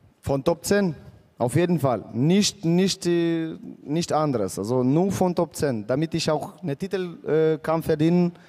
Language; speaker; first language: German; non-native, fluent; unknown